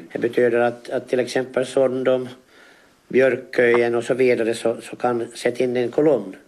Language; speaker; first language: Swedish; native; Swedish